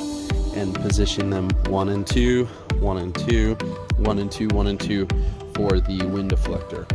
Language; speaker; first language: English; native; English